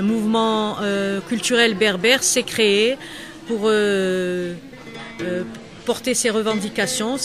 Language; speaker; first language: French; non-native, local second language; Kabyle